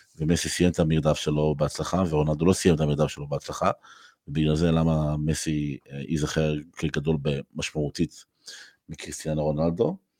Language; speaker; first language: Hebrew; native; Hebrew